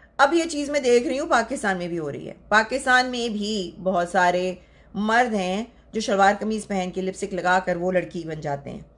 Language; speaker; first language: Urdu; native; Urdu